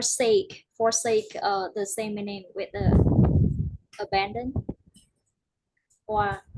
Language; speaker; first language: English; non-native, learner; Vietnamese